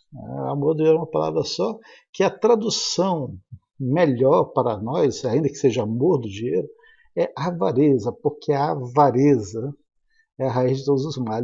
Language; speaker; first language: Portuguese; native; Portuguese